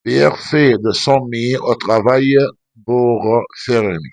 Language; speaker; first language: French; non-native, fluent; Arabic